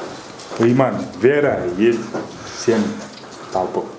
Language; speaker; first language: Russian; non-native, learner; Kyrgyz